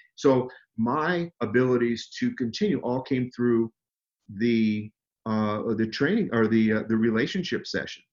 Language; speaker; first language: English; native; English